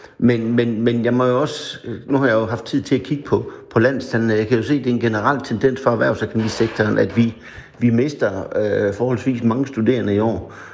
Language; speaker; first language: Danish; native; Danish